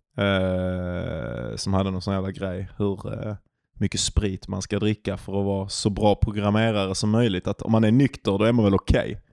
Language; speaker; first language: Swedish; native; Swedish